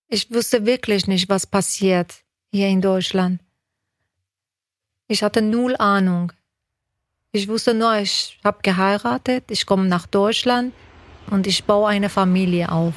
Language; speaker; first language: German; non-native, fluent; Persian